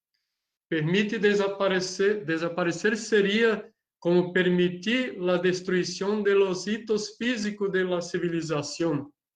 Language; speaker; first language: Spanish; non-native, learner; Portuguese